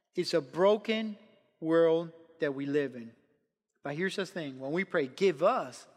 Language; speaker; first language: English; non-native, fluent; Spanish